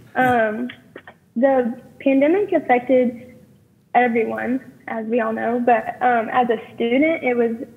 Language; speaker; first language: English; native; English